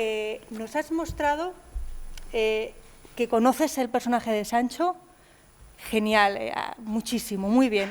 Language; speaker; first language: Spanish; native; Spanish